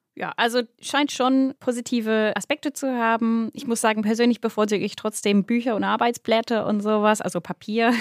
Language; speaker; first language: German; non-native, fluent; English